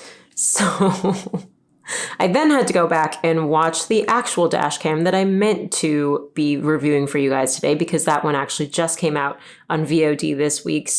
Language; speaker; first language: English; native; English